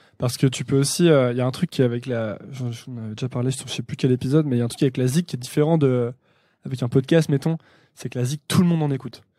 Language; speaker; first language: French; native; French